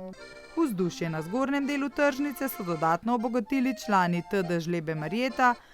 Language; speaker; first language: Slovenian; native; Slovenian